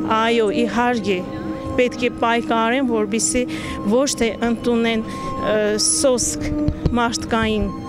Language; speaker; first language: Armenian; native; Armenian